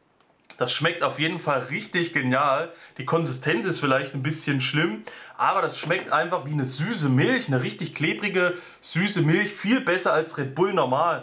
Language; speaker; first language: German; native; German